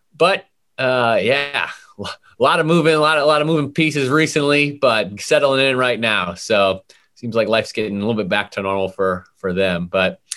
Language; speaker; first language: English; native; English